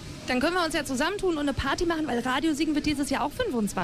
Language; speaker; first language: German; native; German